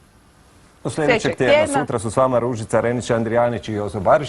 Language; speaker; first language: Croatian; native; Croatian